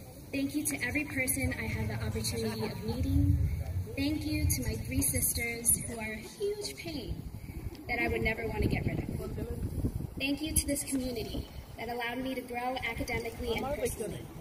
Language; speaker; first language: English; early bilingual, other home language; Spanish